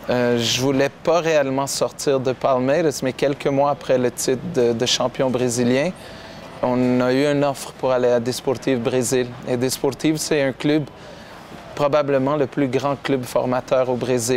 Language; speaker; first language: French; non-native, local second language; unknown